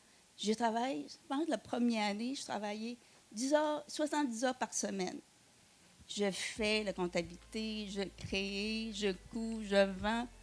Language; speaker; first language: French; non-native, fluent; Vietnamese